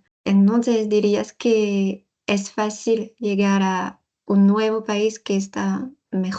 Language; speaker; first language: Spanish; non-native, learner; French